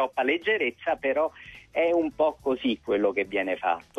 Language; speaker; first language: Italian; native; Italian